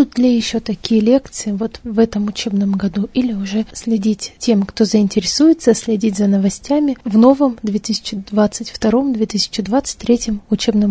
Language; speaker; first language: Russian; native; Russian